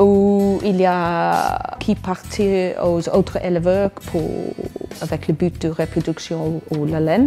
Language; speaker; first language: French; non-native, fluent; English